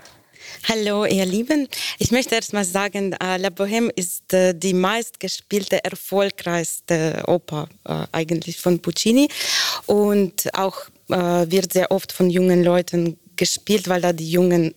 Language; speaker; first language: German; non-native, fluent; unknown